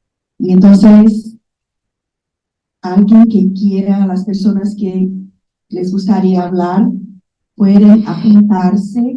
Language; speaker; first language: Spanish; non-native, fluent; Portuguese